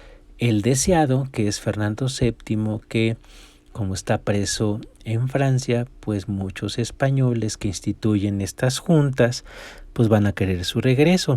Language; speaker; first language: Spanish; native; Spanish